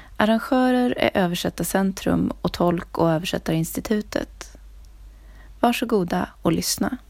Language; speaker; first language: Swedish; non-native, fluent; Romanian